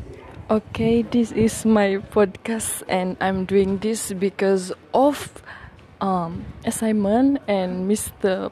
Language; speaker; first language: English; non-native, local second language; Malay